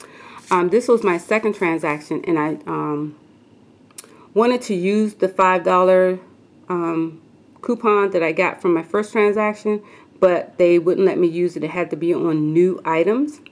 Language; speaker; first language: English; native; English